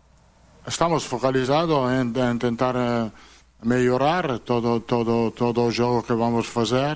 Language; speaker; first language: Portuguese; non-native, learner; Italian